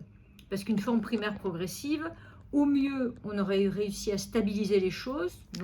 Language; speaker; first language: French; native; French